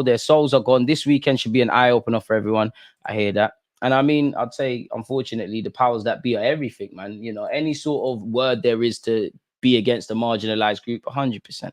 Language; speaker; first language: English; native; English